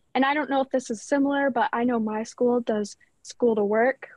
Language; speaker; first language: English; native; English